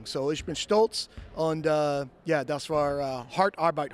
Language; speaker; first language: German; non-native, learner; English